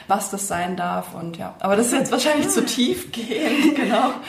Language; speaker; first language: German; native; German